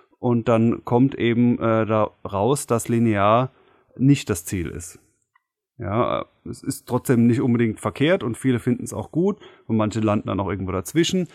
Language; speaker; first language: German; native; German